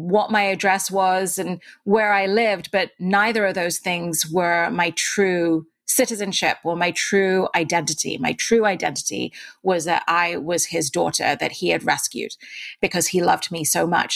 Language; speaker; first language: English; native; English